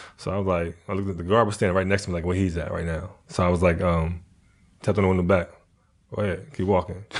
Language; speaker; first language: English; native; English